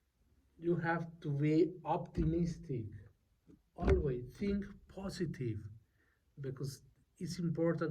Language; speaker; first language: English; non-native, learner; Spanish